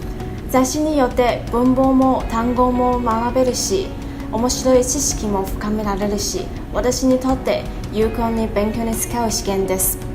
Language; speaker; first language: Japanese; non-native, learner; Chinese